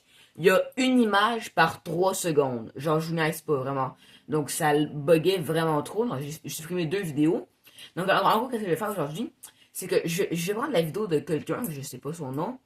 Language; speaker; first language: French; native; French